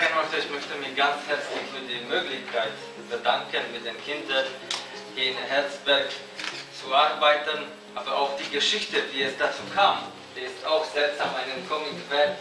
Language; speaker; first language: German; non-native, fluent; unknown